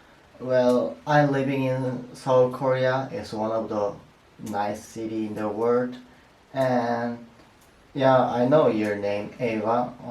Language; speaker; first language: English; non-native, learner; Korean